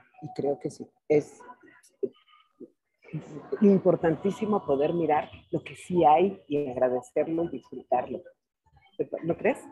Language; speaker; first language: Spanish; native; Spanish